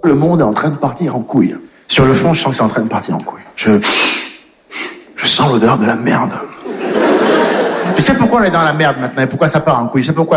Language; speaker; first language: French; native; French